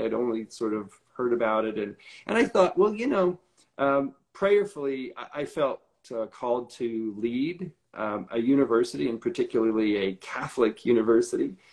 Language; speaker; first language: English; native; English